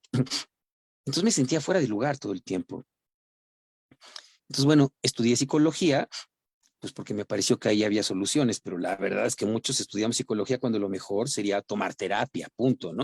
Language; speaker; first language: Spanish; native; Spanish